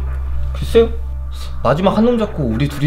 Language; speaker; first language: Korean; native; Korean